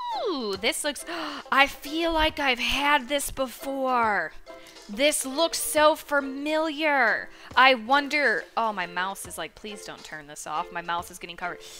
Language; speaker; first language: English; native; English